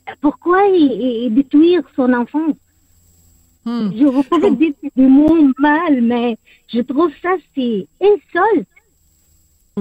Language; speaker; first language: French; non-native, learner; Arabic